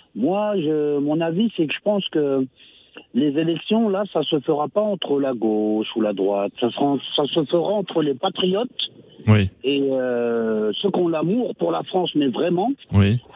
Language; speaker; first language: French; native; French